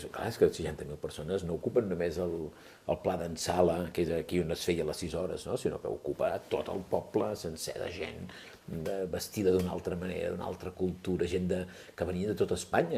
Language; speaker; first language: Catalan; native; Catalan